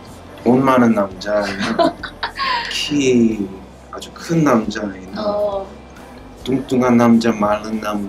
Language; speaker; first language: Korean; early bilingual, heritage; Korean